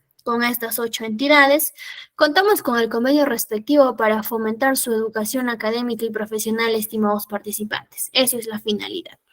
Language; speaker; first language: Spanish; native; Spanish